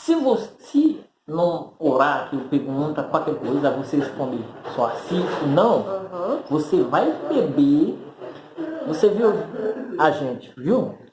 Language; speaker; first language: Portuguese; non-native, fluent; Haitian Creole